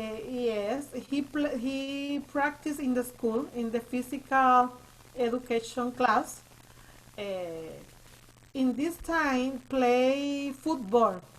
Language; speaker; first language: English; non-native, learner; Spanish